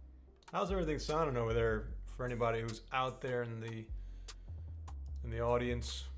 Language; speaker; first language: English; native; English